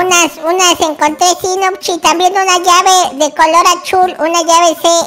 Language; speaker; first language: Spanish; native; Spanish